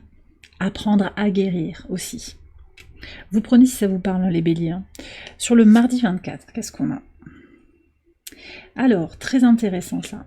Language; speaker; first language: French; native; French